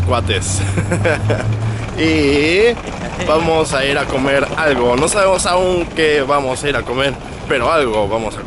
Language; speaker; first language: Spanish; native; Spanish